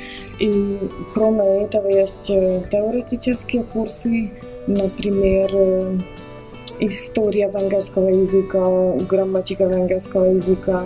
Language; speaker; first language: Russian; non-native, fluent; Hungarian